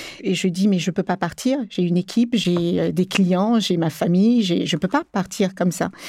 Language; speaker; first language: French; early bilingual, other home language; Kabuverdianu